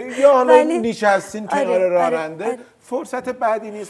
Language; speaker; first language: Persian; native; Persian